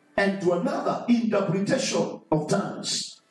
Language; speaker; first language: English; non-native, local second language; Swahili